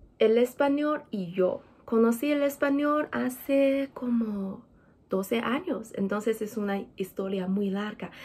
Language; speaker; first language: Spanish; non-native, fluent; Chinese